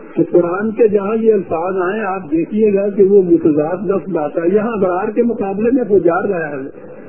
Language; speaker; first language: Urdu; non-native, local second language; Punjabi